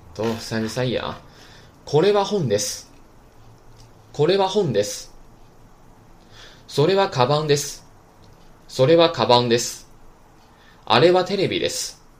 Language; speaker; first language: Japanese; non-native, fluent; Chinese